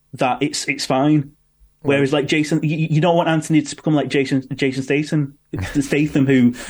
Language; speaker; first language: English; native; English